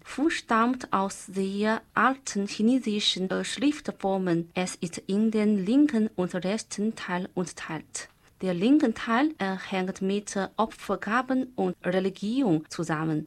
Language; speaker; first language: German; non-native, learner; Chinese